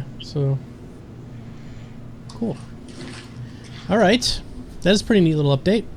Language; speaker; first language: English; native; English